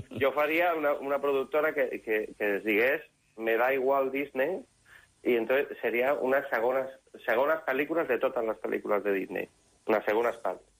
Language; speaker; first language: Catalan; non-native, local second language; Spanish